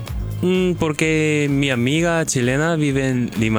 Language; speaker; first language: Spanish; non-native, learner; Korean